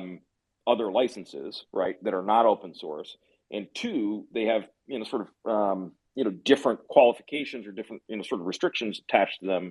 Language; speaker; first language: English; native; English